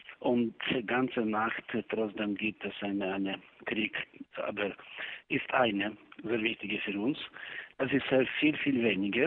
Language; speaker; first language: German; non-native, learner; Ukrainian